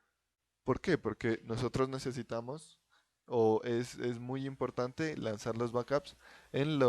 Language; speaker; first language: Spanish; native; Spanish